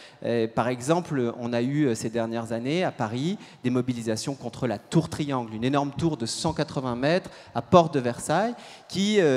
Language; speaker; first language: French; native; French